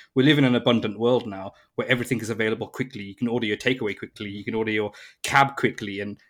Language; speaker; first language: English; native; English